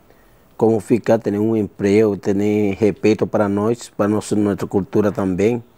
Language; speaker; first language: Portuguese; non-native, learner; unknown